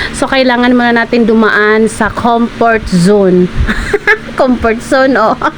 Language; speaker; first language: Filipino; non-native, local second language; Cebuano